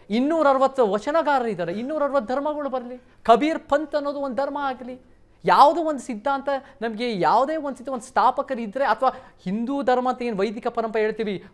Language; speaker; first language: Kannada; early bilingual, heritage; Kannada